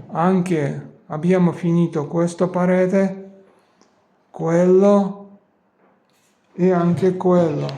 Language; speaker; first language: Italian; non-native, learner; Georgian